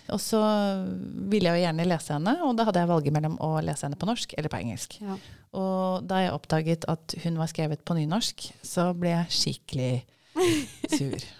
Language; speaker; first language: Norwegian; early bilingual, other home language; English